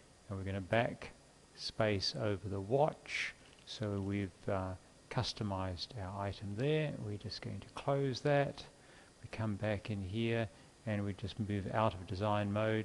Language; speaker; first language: English; native; English